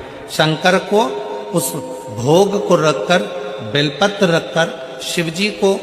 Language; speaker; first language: Hindi; native; Hindi